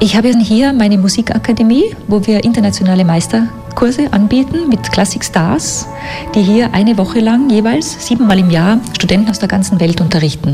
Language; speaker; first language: German; native; German